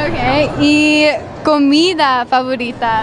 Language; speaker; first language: Spanish; non-native, learner; English